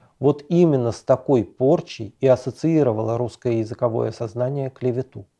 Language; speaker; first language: Russian; native; Russian